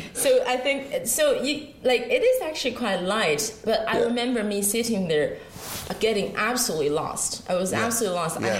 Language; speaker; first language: English; non-native, fluent; Chinese